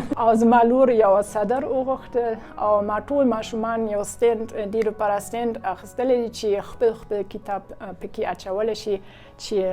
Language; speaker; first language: Pashto; non-native, fluent; German